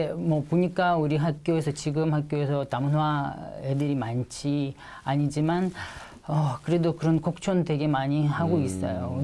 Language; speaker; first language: Korean; non-native, learner; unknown